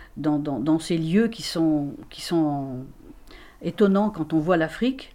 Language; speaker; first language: French; native; French